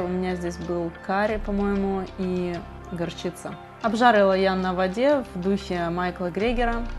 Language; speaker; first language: Russian; native; Russian